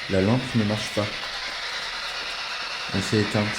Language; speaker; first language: French; native; French